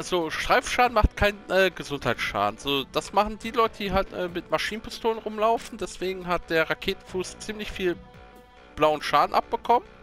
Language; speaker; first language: German; native; German